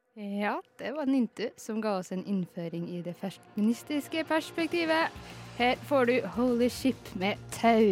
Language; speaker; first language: Norwegian; native; Norwegian